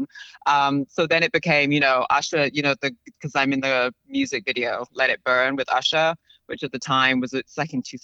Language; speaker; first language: English; native; English